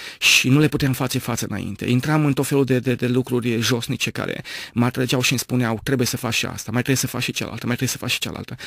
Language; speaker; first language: Romanian; native; Romanian